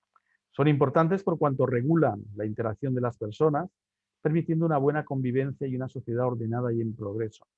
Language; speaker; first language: Spanish; native; Spanish